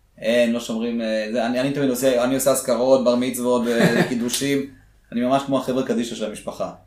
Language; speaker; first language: Hebrew; early bilingual, other home language; Russian